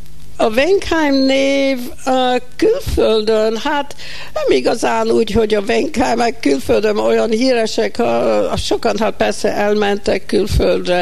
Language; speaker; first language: Hungarian; early bilingual, heritage; Hungarian